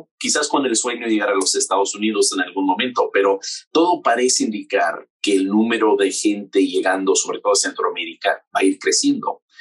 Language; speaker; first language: Spanish; non-native, fluent; English